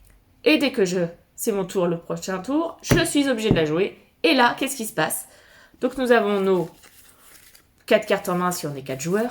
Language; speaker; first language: French; native; French